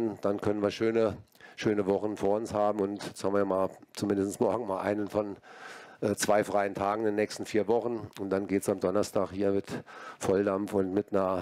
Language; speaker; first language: German; native; German